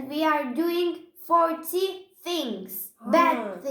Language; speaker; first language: English; non-native, learner; Turkish